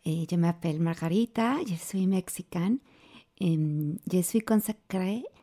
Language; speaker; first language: French; non-native, learner; Spanish